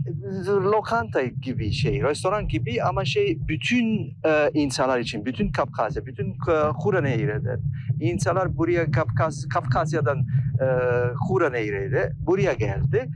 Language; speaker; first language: Turkish; non-native, learner; Italian